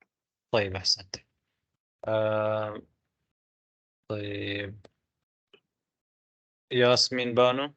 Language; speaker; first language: Arabic; non-native, fluent; Tamil